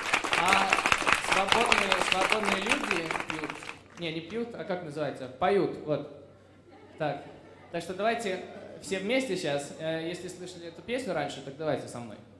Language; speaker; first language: Russian; early bilingual, heritage; Russian